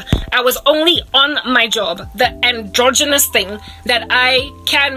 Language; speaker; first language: English; non-native, local second language; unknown